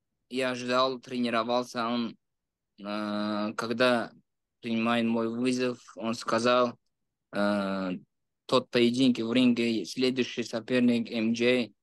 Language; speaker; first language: Russian; non-native, local second language; Uzbek